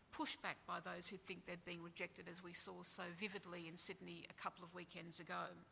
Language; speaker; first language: English; native; English